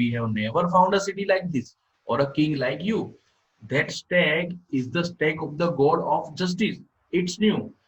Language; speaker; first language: English; non-native, local second language; Gujarati